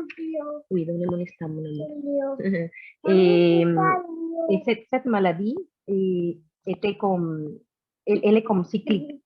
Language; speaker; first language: French; non-native, learner; Spanish